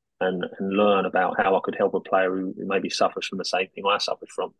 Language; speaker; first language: English; native; English